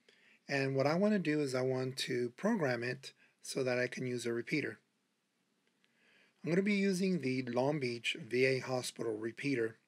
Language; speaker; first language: English; native; English